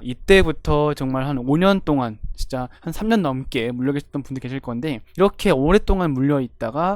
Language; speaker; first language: Korean; native; Korean